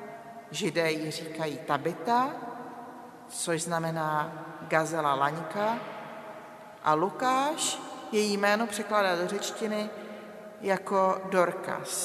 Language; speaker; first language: Czech; native; Czech